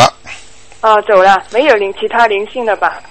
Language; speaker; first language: Chinese; native; Chinese